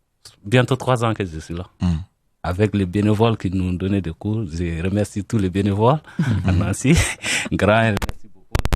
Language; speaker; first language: French; non-native, learner; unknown